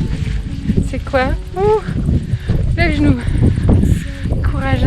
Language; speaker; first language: French; native; French